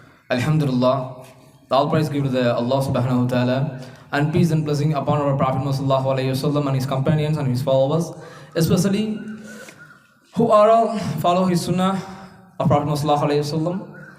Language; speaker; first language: English; non-native, local second language; Tamil